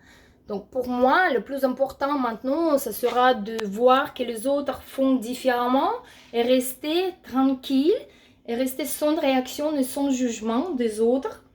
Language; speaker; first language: French; non-native, fluent; Russian